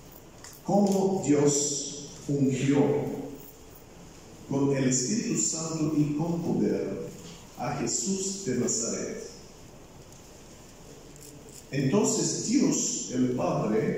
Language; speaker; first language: Spanish; non-native, fluent; Bulgarian